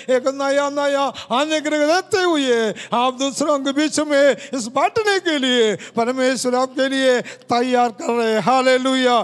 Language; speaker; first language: Hindi; non-native, local second language; Malayalam